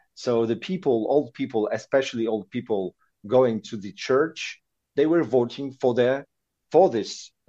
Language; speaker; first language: English; non-native, fluent; Polish